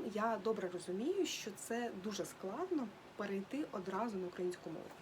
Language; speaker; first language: Ukrainian; native; Ukrainian